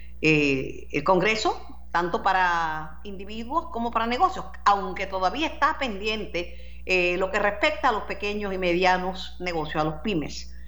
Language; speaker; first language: Spanish; native; Spanish